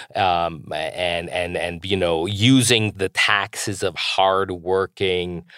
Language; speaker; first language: English; non-native, fluent; Spanish